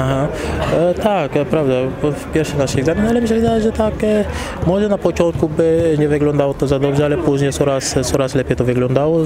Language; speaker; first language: Polish; non-native, fluent; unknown